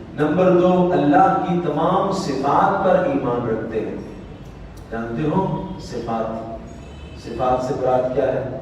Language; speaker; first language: Urdu; native; Urdu